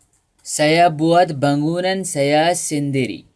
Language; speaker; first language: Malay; non-native, learner; Bangla